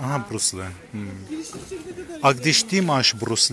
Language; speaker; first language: Czech; non-native, learner; Turkish